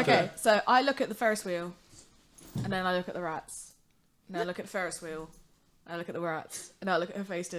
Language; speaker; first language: English; native; English